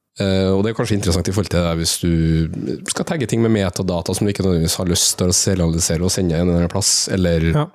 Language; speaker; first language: Norwegian; native; Norwegian